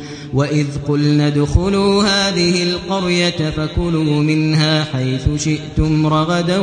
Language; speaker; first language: Arabic; native; Arabic